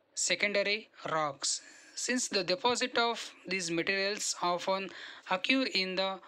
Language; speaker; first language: English; non-native, local second language; Kannada